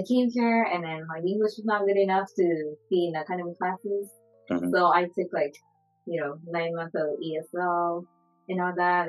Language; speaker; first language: English; non-native, fluent; Japanese